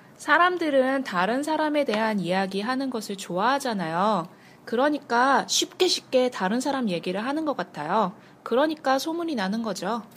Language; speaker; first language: Korean; native; Korean